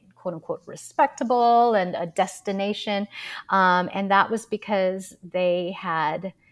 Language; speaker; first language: English; early bilingual, other home language; Filipino